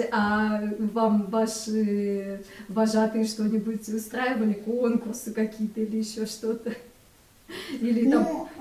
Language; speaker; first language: Russian; native; Russian